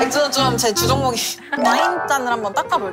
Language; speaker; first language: Korean; native; Korean